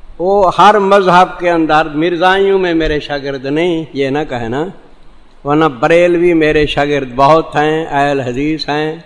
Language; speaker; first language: Urdu; non-native, local second language; Saraiki